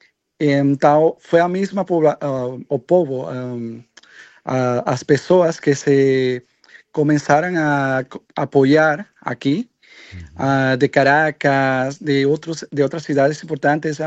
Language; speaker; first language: Portuguese; non-native, learner; Spanish